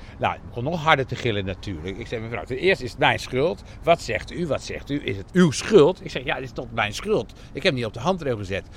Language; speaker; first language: Dutch; native; Dutch